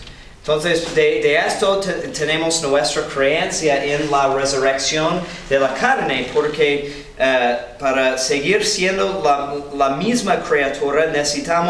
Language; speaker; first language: Spanish; non-native, fluent; English